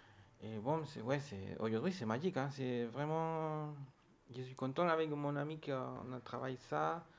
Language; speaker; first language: French; non-native, learner; Spanish